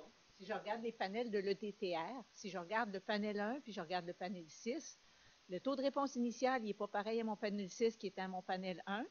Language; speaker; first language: French; native; French